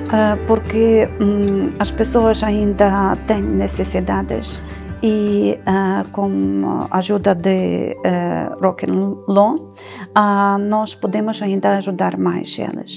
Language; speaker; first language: Portuguese; non-native, fluent; Ukrainian